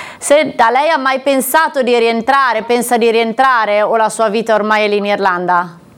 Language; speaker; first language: Italian; native; Italian